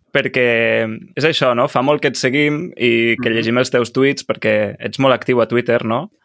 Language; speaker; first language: Catalan; native; Catalan